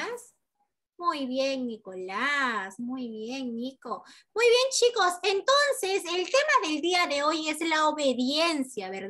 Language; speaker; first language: Spanish; native; Spanish